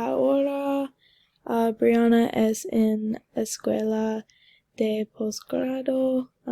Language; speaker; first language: Spanish; non-native, learner; English